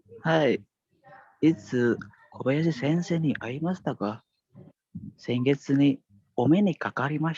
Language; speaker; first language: Japanese; non-native, learner; Indonesian